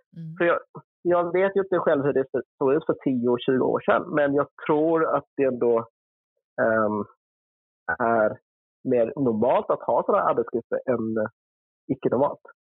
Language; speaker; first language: Swedish; early bilingual, other home language; Vietnamese